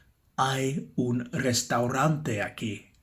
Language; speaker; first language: Spanish; non-native, fluent; English